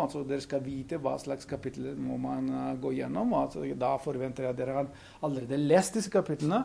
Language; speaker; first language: Norwegian; non-native, fluent; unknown